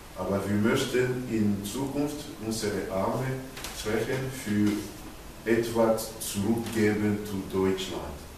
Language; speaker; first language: German; non-native, learner; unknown